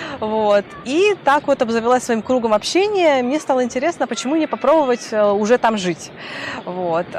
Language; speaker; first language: Russian; native; Russian